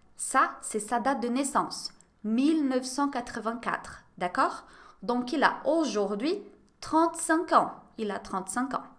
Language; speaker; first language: French; non-native, fluent; Portuguese